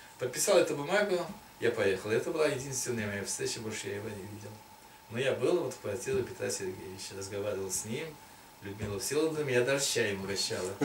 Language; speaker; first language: Russian; non-native, local second language; Tatar